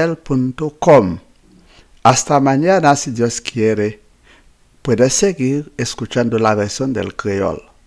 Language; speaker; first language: Spanish; non-native, fluent; Haitian Creole